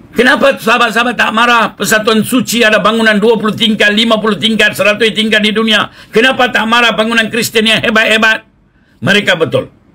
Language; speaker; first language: Malay; non-native, local second language; Tamil